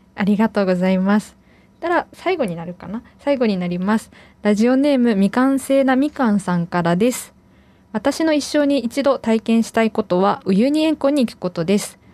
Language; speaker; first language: Japanese; native; Japanese